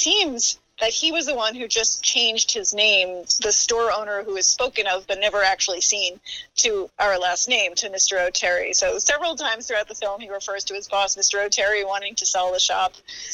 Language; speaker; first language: English; native; English